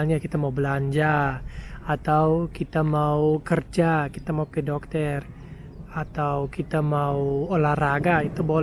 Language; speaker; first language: Indonesian; non-native, fluent; German